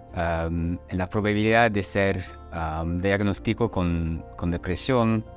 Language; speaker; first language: Spanish; non-native, fluent; French